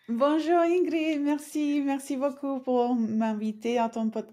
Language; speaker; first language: French; non-native, fluent; Spanish